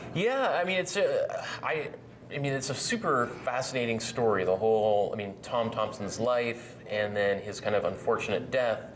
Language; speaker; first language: English; native; English